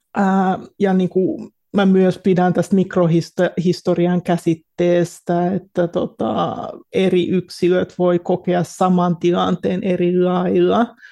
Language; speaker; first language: Finnish; early bilingual, heritage; Finnish